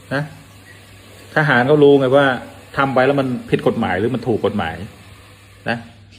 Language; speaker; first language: Thai; non-native, fluent; Khmer